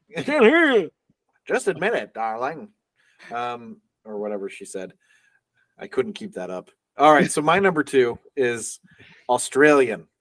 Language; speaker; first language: English; native; English